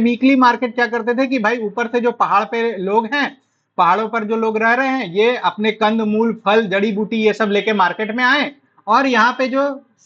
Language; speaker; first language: Hindi; native; Hindi